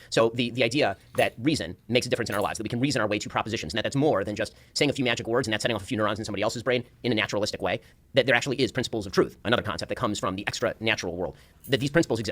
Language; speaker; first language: English; native; English